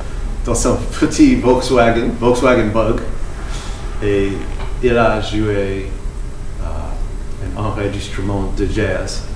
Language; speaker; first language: French; non-native, fluent; English